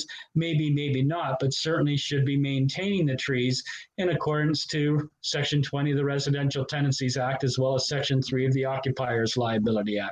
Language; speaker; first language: English; native; English